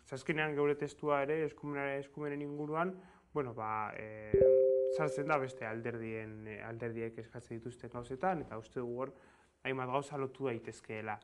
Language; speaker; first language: Basque; non-native, local second language; Spanish